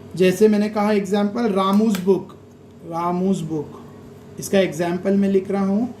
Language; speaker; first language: Hindi; native; Hindi